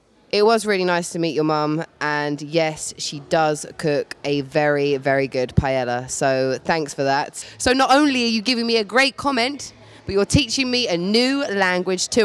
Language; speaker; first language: English; native; English